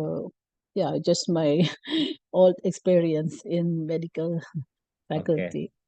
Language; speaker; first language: English; non-native, learner; Indonesian